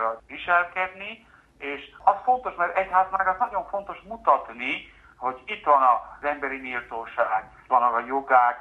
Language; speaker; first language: Hungarian; non-native, fluent; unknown